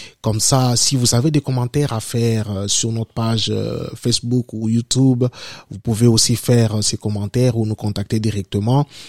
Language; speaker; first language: French; non-native, local second language; Lingala